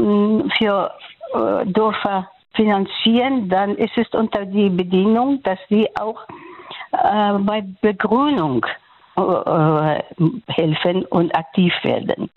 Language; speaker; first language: German; non-native, learner; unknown